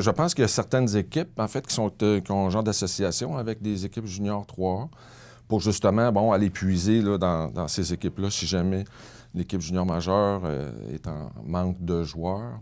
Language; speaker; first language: French; native; French